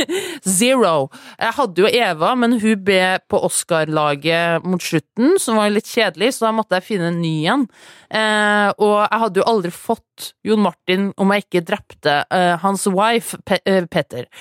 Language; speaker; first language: Norwegian; native; Norwegian